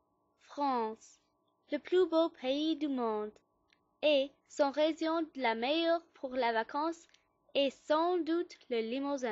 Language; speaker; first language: French; non-native, learner; English